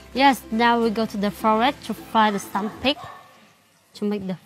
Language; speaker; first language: English; non-native, learner; Iu Mien